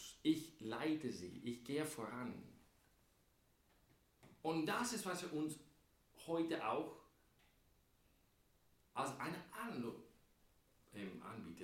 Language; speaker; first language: German; non-native, fluent; English